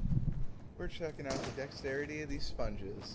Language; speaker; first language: English; native; English